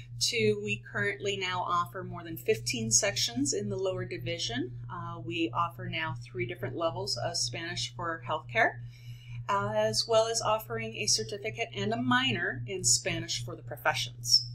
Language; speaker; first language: English; native; English